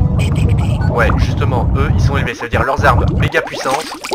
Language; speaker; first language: French; native; French